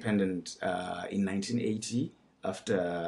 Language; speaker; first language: English; non-native, local second language; Shona